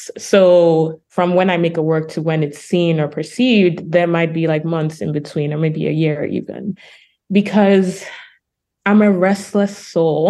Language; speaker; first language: English; non-native, local second language; Yoruba